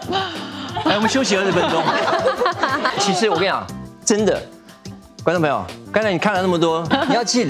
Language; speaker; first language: Chinese; native; Chinese